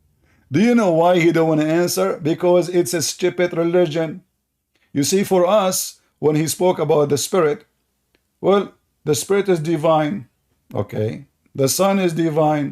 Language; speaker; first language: English; non-native, fluent; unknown